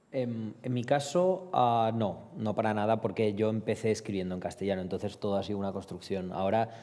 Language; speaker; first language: Spanish; early bilingual, other home language; Romanian